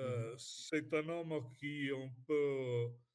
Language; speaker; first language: French; non-native, fluent; Italian